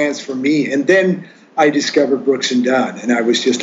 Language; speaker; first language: English; non-native, fluent; Swedish